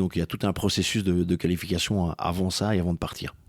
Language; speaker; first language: French; native; French